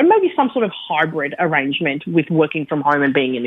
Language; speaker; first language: English; native; English